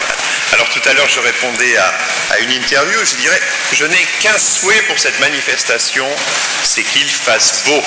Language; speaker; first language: French; native; French